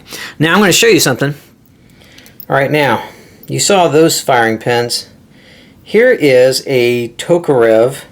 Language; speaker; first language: English; native; English